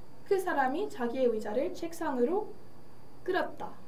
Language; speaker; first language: Korean; early bilingual, other home language; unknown